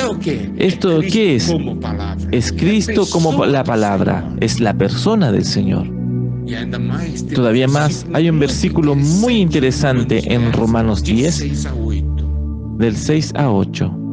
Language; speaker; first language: Spanish; non-native, fluent; Portuguese